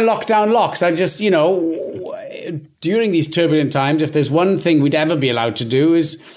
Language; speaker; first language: English; non-native, local second language; Welsh